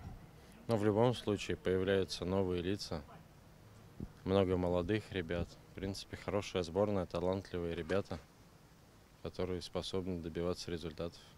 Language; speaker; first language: Russian; native; Russian